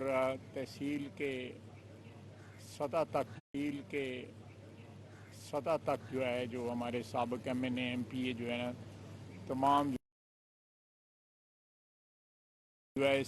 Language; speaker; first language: Urdu; non-native, local second language; Punjabi